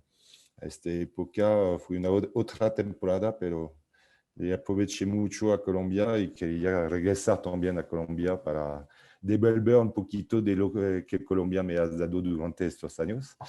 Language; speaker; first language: Spanish; non-native, fluent; French